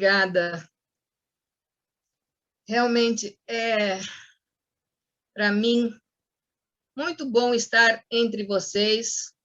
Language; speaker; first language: Portuguese; non-native, fluent; Spanish